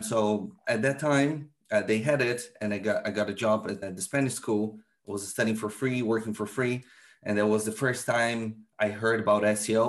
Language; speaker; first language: English; non-native, fluent; Portuguese